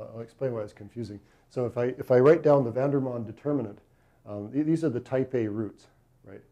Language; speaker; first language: English; native; English